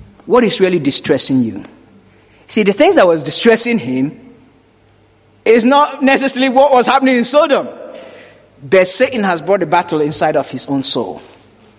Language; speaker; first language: English; non-native, local second language; Yoruba